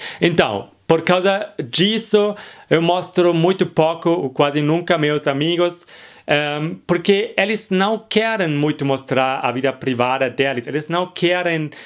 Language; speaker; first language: Portuguese; non-native, fluent; German